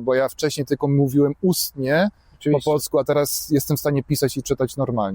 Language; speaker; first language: Polish; early bilingual, heritage; German